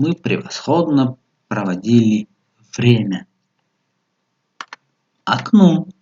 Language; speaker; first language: Russian; non-native, local second language; Tajik